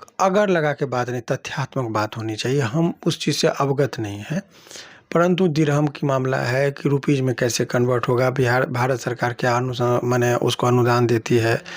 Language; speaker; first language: Hindi; native; Hindi